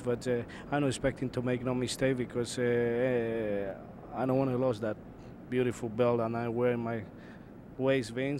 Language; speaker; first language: English; non-native, fluent; Spanish